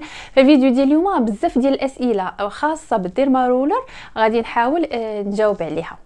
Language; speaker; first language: Arabic; native; Arabic